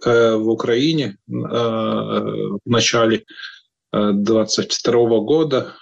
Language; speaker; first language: Russian; non-native, fluent; Latvian